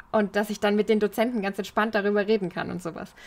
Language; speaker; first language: German; native; German